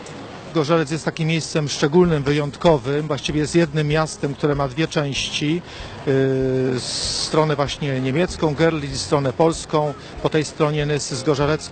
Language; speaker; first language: Polish; native; Polish